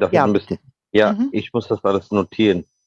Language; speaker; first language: German; non-native, learner; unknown